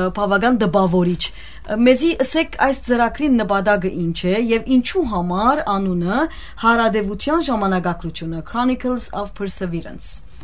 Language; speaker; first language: Armenian; early bilingual, heritage; Armenian